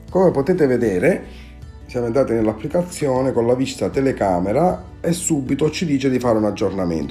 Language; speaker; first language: Italian; native; Italian